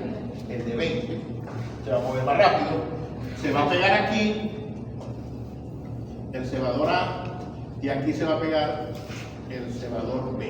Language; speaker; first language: Spanish; native; Spanish